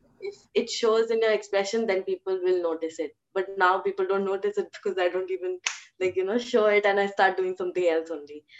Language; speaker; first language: English; early bilingual, other home language; Hindi